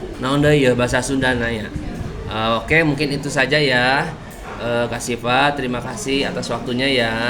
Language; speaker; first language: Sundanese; non-native, local second language; Indonesian